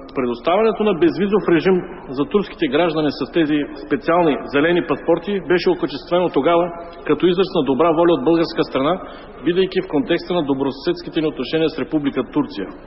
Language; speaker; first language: Bulgarian; non-native, local second language; Turkish